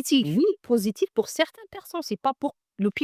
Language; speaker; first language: French; non-native, learner; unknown